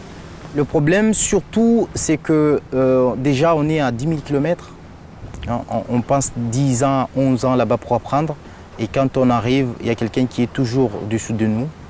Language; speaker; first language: French; non-native, local second language; Comorian